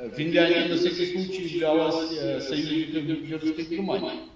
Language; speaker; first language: Russian; native; Russian